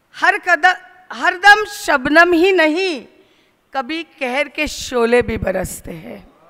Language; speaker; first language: Hindi; non-native, local second language; Marathi